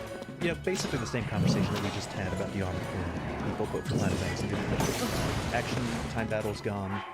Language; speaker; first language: English; native; English